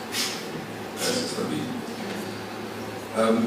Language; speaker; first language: Spanish; non-native, fluent; German